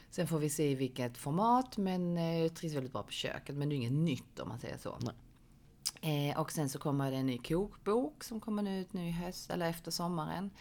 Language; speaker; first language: Swedish; early bilingual, other home language; Korean